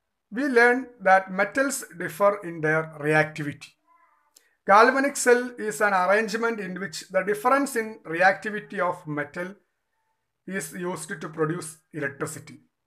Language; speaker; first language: English; non-native, local second language; Malayalam